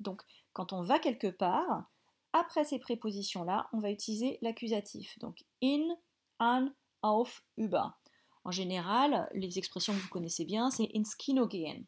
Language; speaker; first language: French; native; French